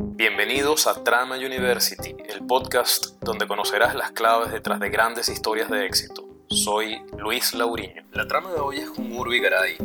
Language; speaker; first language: Spanish; native; Spanish